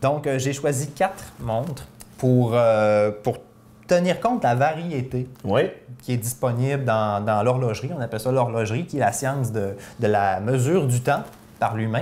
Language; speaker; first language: French; native; French